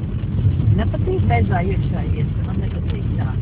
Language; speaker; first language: Latvian; non-native, learner; Dutch